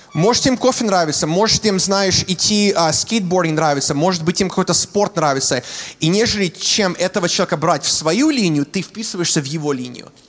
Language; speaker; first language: Russian; early bilingual, heritage; Russian